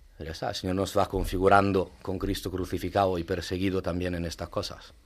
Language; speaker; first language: Spanish; non-native, fluent; Italian